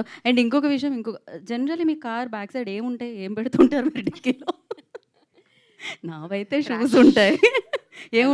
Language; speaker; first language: Telugu; native; Telugu